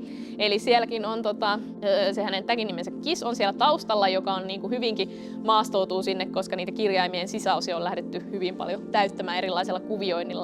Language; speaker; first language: Finnish; native; Finnish